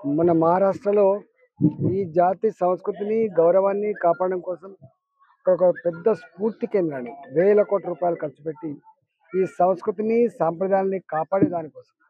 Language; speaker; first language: Telugu; non-native, local second language; Lambadi